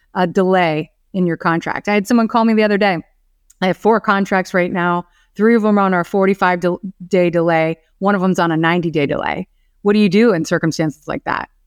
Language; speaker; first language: English; native; English